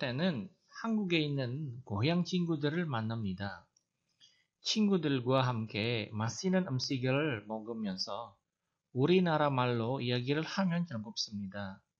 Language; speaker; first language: Korean; non-native, fluent; Indonesian